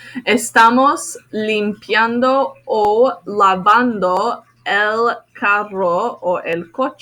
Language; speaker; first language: Spanish; non-native, fluent; English